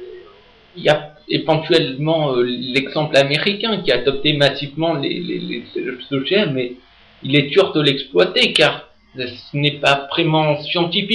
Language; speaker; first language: French; native; French